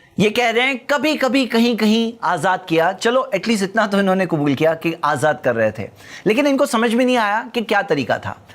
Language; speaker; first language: Urdu; native; Urdu